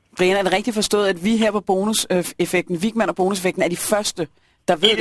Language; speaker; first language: Danish; native; Danish